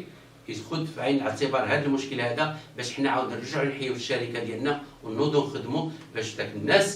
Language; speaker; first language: Arabic; native; Arabic